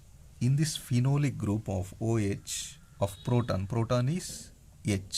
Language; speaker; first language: English; non-native, local second language; Kannada